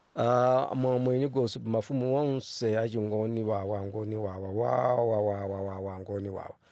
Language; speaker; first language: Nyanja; non-native, local second language; Yao